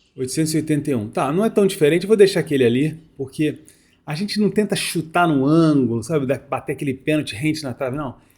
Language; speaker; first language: Portuguese; native; Portuguese